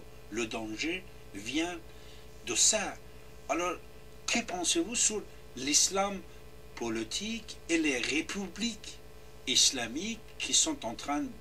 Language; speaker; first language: French; non-native, fluent; Persian